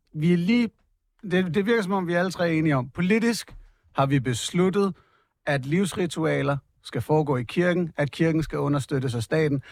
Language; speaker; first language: Danish; native; Danish